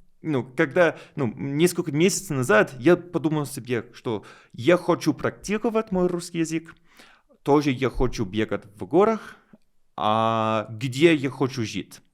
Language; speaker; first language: Russian; non-native, learner; English